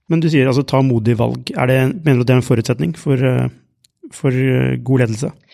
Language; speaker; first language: Norwegian; native; Norwegian